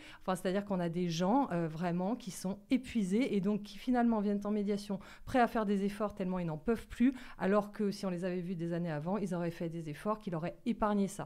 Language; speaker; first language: French; native; French